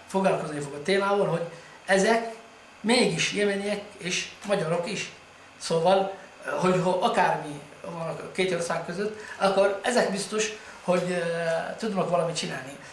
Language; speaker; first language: Hungarian; non-native, fluent; Arabic